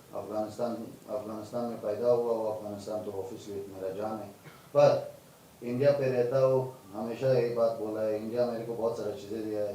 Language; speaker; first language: Hindi; non-native, fluent; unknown